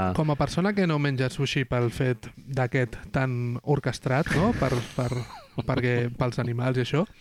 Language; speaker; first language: Catalan; non-native, local second language; Spanish